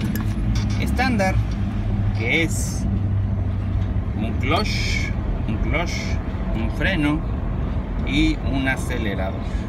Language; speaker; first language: Spanish; native; Spanish